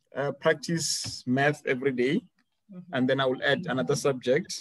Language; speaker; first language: English; non-native, local second language; Venda